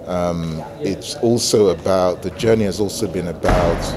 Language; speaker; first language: English; non-native, local second language; Igbo